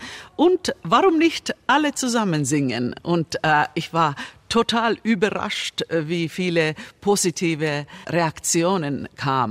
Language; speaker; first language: German; non-native, learner; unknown